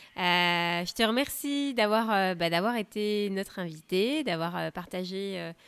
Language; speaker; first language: French; native; French